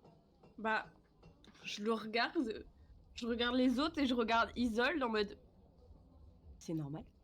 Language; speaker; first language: French; native; French